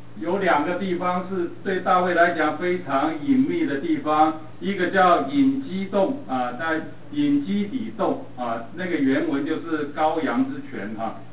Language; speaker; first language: Chinese; native; Chinese